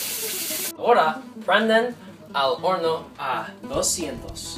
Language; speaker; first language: Spanish; non-native, learner; English